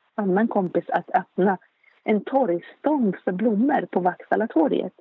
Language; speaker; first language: Swedish; non-native, fluent; Arabic